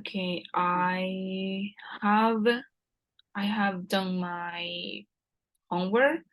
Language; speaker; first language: English; non-native, learner; Spanish